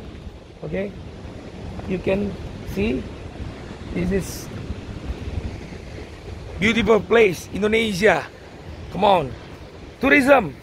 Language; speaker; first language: English; non-native, learner; Indonesian